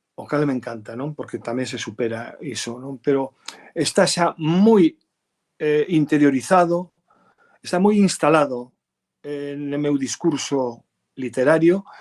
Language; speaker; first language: Galician; non-native, local second language; Spanish